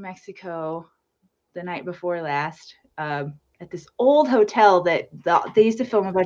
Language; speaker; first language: English; native; English